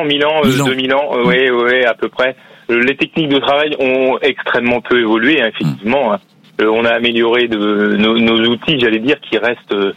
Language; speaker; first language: French; native; French